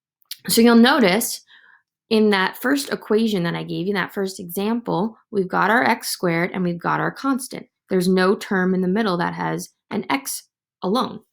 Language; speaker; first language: English; native; English